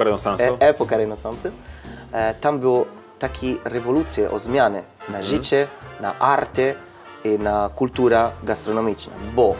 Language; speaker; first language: Polish; non-native, learner; Italian